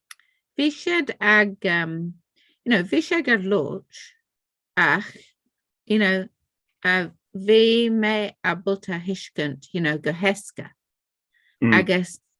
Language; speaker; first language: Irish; non-native, learner; English